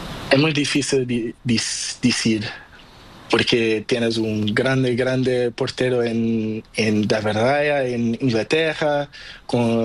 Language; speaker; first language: Spanish; non-native, learner; Portuguese